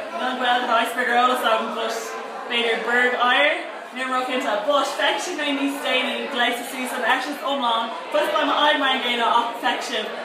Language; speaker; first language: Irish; non-native, local second language; English